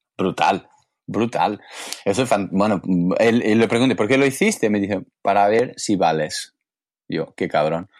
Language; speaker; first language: Spanish; non-native, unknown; English